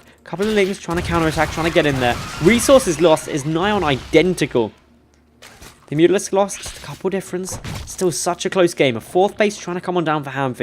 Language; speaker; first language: English; native; English